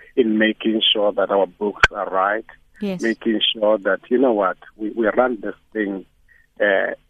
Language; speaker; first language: English; non-native, local second language; Northern Sotho